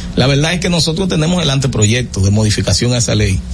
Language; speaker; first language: Spanish; native; Spanish